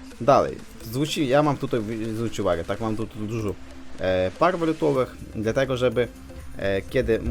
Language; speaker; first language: Polish; non-native, fluent; Ukrainian